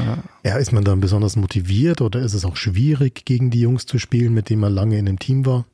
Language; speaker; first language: German; native; German